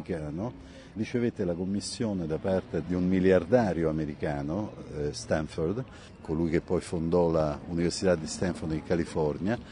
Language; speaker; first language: Italian; native; Italian